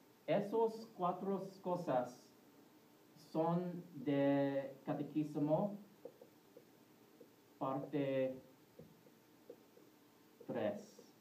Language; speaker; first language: Spanish; non-native, learner; English